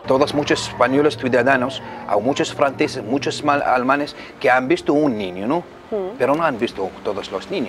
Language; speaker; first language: Spanish; non-native, learner; Arabic